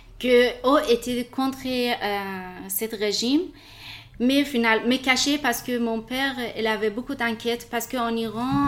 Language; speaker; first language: French; non-native, learner; Persian